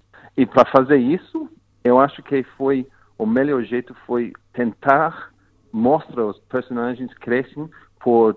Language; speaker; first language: Portuguese; non-native, fluent; English